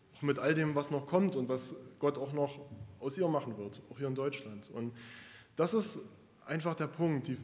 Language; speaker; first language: German; native; German